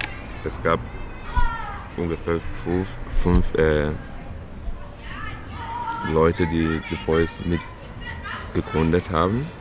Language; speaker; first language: German; non-native, learner; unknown